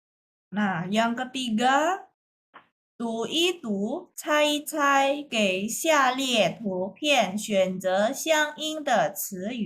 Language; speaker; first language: Chinese; non-native, fluent; Indonesian